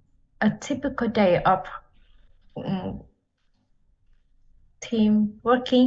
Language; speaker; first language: English; non-native, learner; Vietnamese